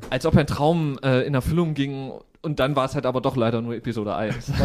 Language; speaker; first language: German; native; German